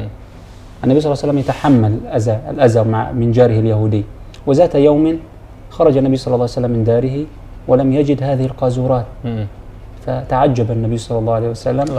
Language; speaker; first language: Arabic; native; Arabic